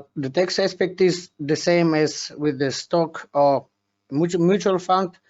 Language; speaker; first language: English; non-native, fluent; Slovenian